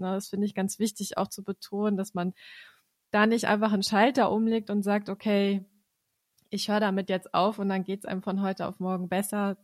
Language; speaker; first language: German; native; German